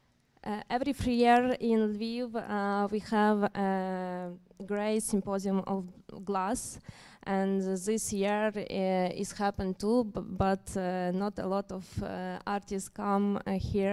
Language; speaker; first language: English; non-native, learner; Ukrainian